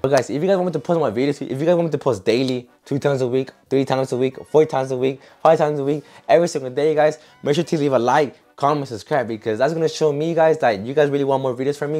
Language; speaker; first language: English; early bilingual, other home language; Spanish